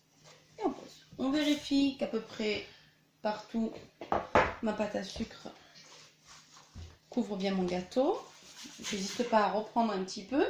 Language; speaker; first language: French; native; French